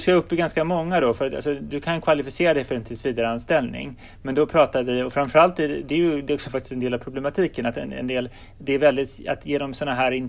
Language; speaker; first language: Swedish; native; Swedish